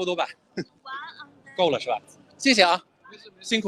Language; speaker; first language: Chinese; non-native, fluent; English